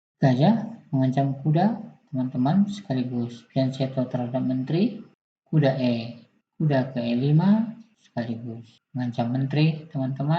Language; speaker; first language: Indonesian; native; Indonesian